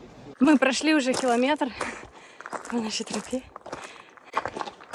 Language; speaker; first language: Russian; native; Russian